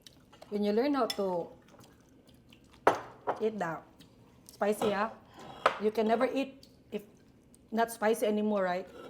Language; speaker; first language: English; non-native, local second language; Filipino